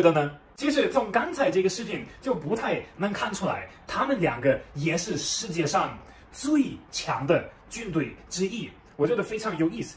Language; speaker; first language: Chinese; non-native, fluent; German